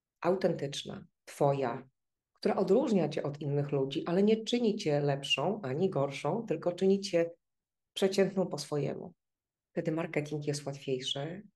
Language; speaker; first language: Polish; native; Polish